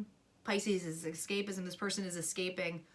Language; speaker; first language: English; native; English